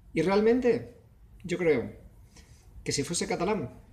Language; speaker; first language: Spanish; native; Spanish